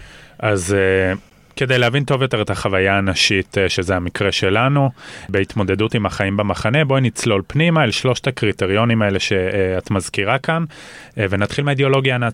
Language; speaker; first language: Hebrew; native; Hebrew